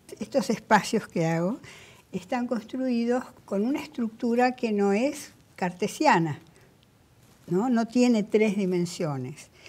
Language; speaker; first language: Spanish; native; Spanish